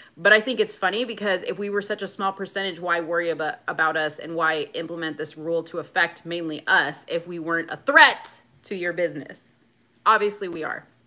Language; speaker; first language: English; native; English